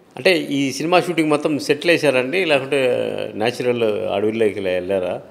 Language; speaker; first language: Telugu; native; Telugu